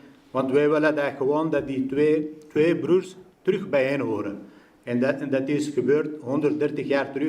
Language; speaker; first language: Dutch; non-native, fluent; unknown